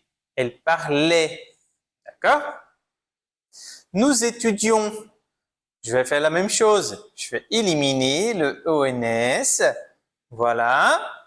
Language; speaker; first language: French; non-native, fluent; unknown